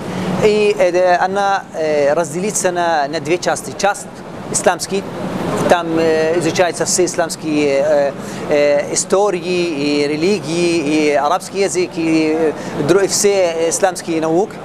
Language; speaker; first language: Russian; non-native, learner; Arabic